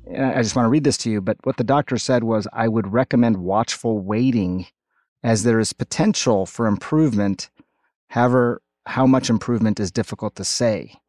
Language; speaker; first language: English; native; English